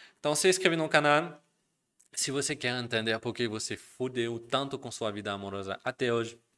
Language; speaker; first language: Portuguese; non-native, fluent; French